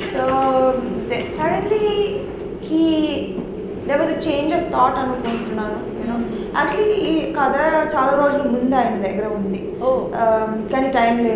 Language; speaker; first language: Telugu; non-native, local second language; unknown